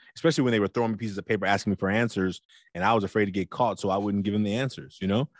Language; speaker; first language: English; native; English